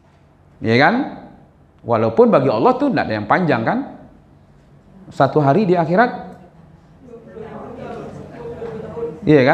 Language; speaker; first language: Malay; non-native, local second language; Minangkabau